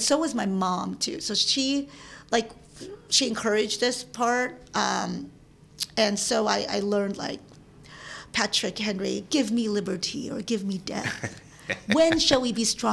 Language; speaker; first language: English; early bilingual, other home language; Filipino